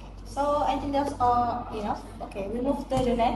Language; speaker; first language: English; non-native, learner; Indonesian